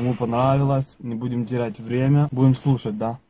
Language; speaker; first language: Russian; non-native, fluent; Italian